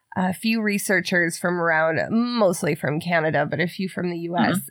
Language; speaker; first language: English; native; English